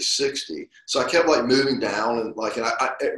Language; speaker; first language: English; native; English